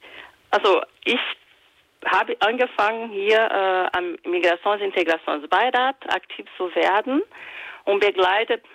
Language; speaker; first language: German; non-native, fluent; Portuguese